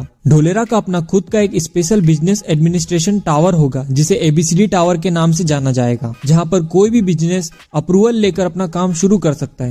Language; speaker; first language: Hindi; native; Hindi